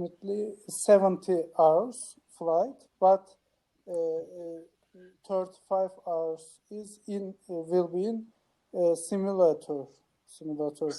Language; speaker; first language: English; non-native, learner; Turkish